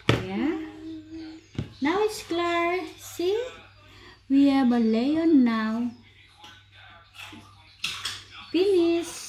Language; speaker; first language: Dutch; non-native, learner; Filipino